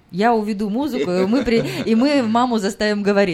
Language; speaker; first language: Russian; native; Russian